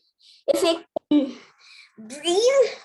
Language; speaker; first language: English; non-native, learner; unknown